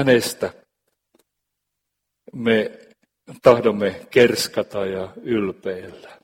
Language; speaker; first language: Finnish; native; Finnish